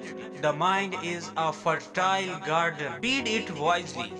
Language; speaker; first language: English; non-native, local second language; Urdu